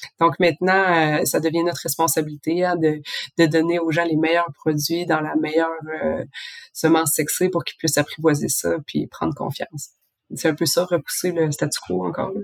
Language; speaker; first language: French; native; French